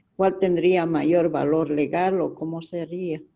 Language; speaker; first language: Spanish; native; Spanish